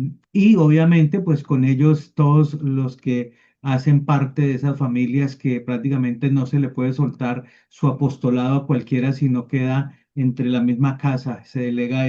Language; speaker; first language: Spanish; native; Spanish